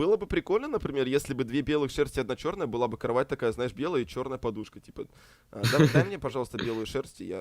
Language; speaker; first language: Russian; native; Russian